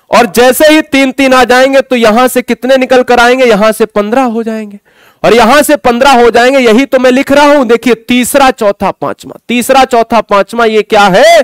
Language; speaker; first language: Hindi; native; Hindi